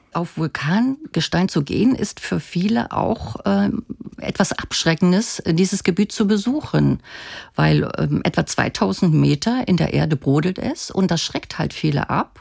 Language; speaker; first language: German; native; German